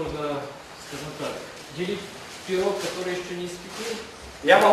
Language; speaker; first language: Russian; non-native, local second language; Ukrainian